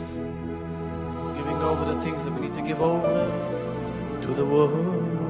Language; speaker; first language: English; early bilingual, other home language; Yiddish